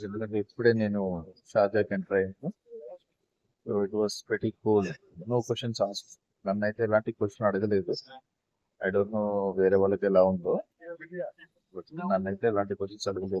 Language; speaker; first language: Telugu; native; Telugu